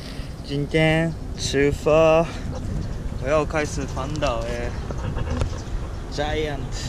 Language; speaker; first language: Chinese; non-native, learner; Japanese